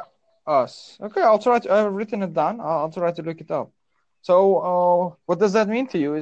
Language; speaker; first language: English; non-native, fluent; Dutch